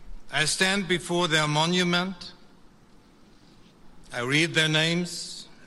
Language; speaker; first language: English; non-native, fluent; German